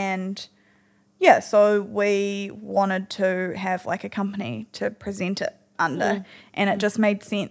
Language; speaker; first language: English; native; English